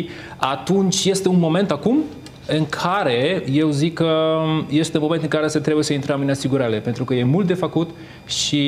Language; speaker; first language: Romanian; non-native, fluent; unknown